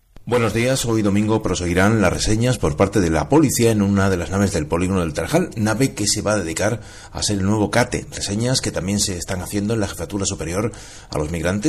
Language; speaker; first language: Spanish; native; Spanish